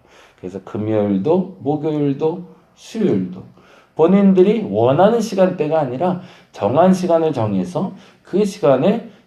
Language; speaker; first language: Korean; native; Korean